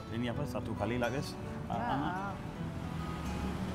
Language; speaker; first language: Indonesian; non-native, learner; English